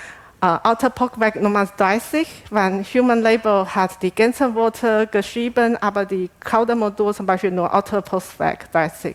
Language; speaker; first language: German; non-native, learner; Chinese